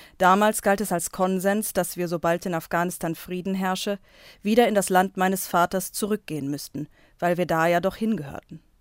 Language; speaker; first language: German; native; German